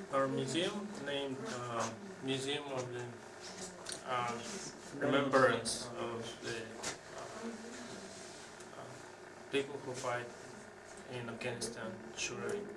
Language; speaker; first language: English; non-native, fluent; Russian